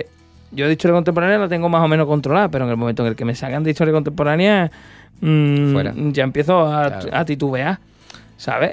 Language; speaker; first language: Spanish; native; Spanish